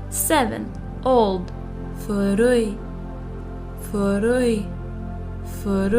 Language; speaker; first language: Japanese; non-native, fluent; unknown